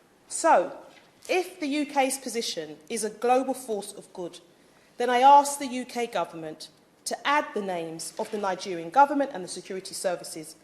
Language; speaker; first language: English; native; English